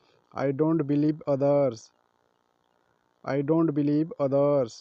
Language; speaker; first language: English; non-native, learner; Odia